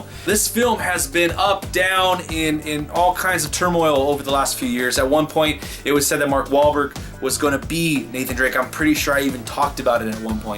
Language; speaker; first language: English; native; English